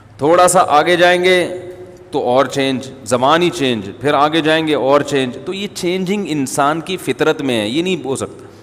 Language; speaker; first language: Urdu; native; Urdu